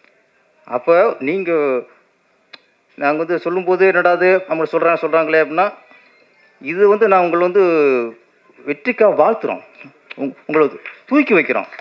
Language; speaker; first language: Tamil; native; Tamil